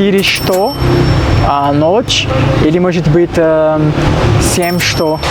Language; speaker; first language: Russian; non-native, learner; Portuguese